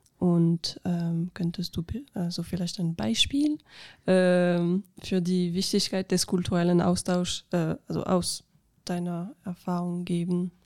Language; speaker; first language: German; non-native, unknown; French